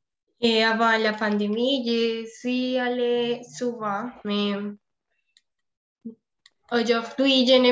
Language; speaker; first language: French; non-native, learner; Spanish